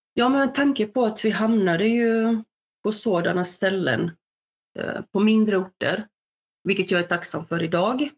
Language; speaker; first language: Swedish; early bilingual, other home language; Bosnian